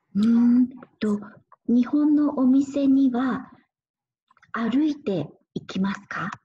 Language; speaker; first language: Japanese; native; Japanese